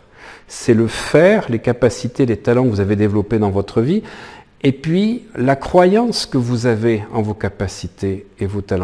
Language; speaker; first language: French; native; French